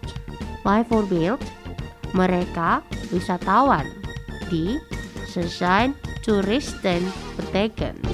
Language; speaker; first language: Dutch; non-native, learner; Indonesian